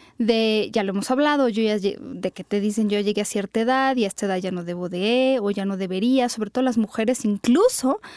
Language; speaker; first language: Spanish; native; Spanish